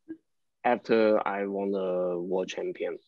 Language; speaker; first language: English; non-native, learner; Chinese